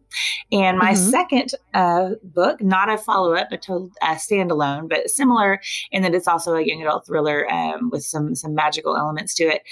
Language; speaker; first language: English; native; English